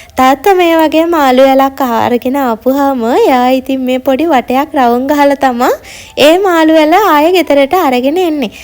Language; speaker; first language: Sinhala; native; Sinhala